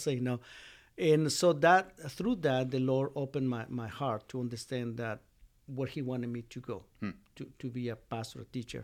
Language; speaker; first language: English; non-native, fluent; Spanish